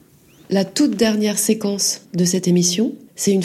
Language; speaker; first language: French; native; French